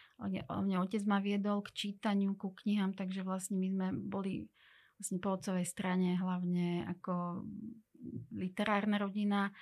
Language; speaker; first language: Slovak; non-native, local second language; Hungarian